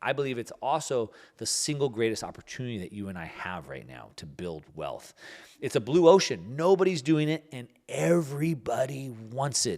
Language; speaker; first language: English; native; English